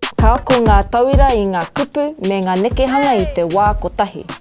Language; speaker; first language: Māori; non-native, local second language; English